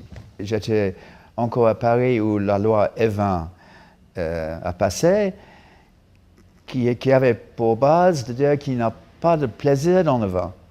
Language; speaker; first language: French; non-native, fluent; English